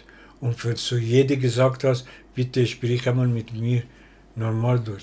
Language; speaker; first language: German; non-native, learner; Persian